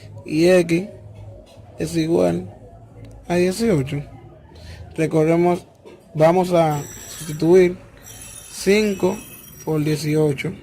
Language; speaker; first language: Spanish; native; Spanish